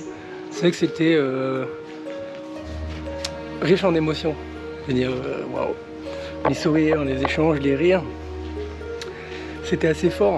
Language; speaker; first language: French; native; French